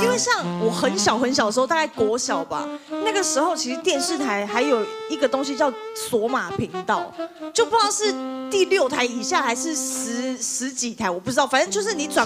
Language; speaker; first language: Chinese; native; Chinese